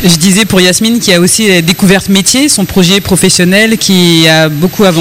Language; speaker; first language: French; native; French